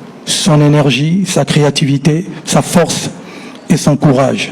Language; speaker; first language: French; non-native, local second language; Lingala